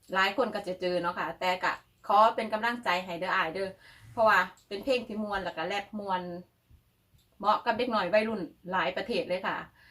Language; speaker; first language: Thai; native; Thai